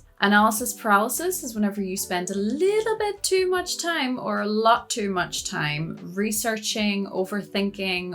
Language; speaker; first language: English; native; English